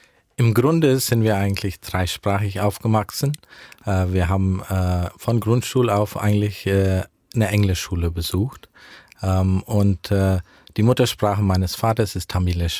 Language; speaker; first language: German; early bilingual, heritage; German